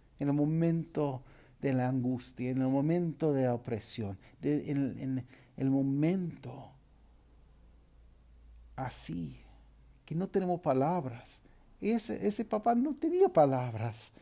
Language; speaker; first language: Spanish; non-native, fluent; English